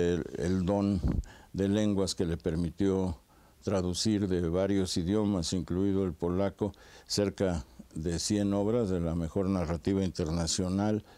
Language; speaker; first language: Spanish; native; Spanish